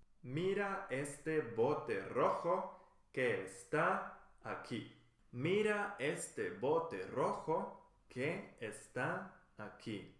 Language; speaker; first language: Spanish; non-native, fluent; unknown